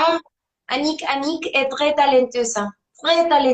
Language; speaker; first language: French; non-native, learner; Spanish